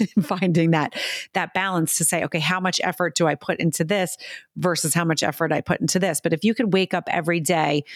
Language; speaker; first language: English; native; English